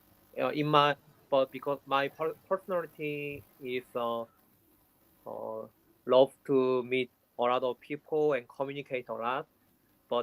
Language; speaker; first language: English; non-native, learner; Korean